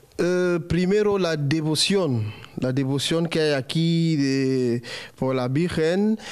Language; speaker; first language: Spanish; non-native, learner; French